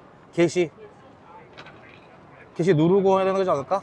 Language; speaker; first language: Korean; native; Korean